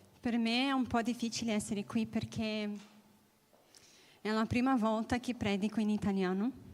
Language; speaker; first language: Italian; non-native, learner; Portuguese